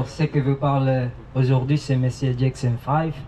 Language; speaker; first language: French; non-native, learner; Portuguese